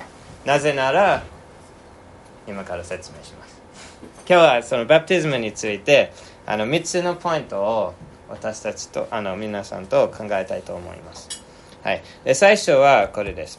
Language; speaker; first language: Japanese; non-native, fluent; English